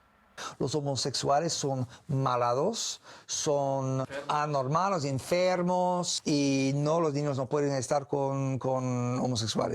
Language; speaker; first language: Spanish; non-native, learner; English